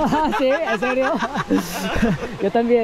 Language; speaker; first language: Spanish; non-native, learner; Korean